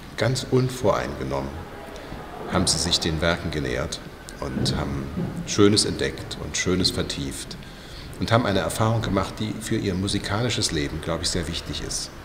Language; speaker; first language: German; native; German